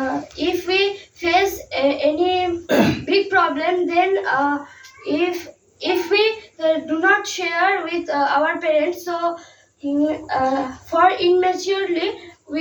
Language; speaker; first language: English; non-native, learner; Bangla